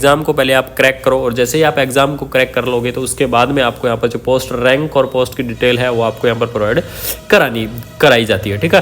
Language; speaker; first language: Hindi; native; Hindi